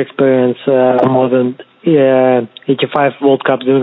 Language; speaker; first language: English; non-native, learner; Kazakh